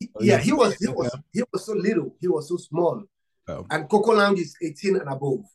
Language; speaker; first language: English; non-native, local second language; Yoruba